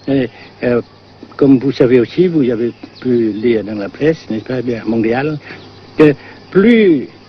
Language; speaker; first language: French; non-native, local second language; Vietnamese